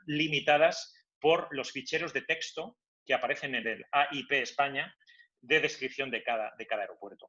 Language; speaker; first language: Spanish; native; Spanish